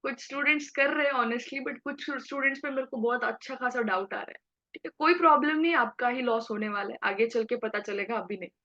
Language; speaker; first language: Hindi; non-native, local second language; Marathi